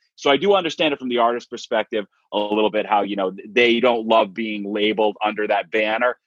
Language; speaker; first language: English; native; English